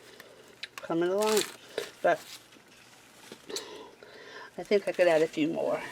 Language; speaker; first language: English; native; English